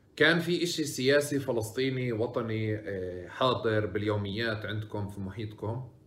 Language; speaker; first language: Arabic; native; Arabic